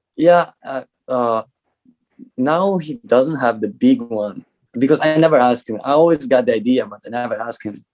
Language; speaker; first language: English; non-native, learner; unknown